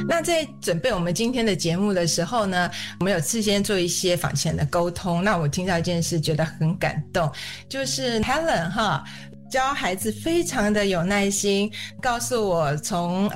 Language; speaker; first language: Chinese; native; Chinese